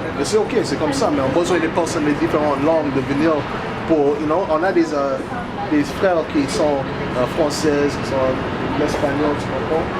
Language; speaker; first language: French; non-native, learner; English